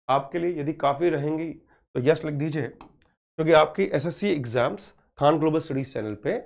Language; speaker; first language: Hindi; native; Hindi